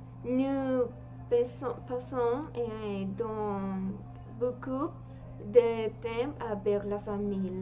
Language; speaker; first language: French; non-native, learner; Spanish